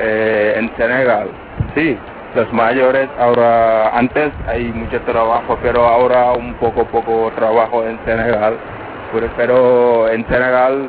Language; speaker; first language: Spanish; non-native, learner; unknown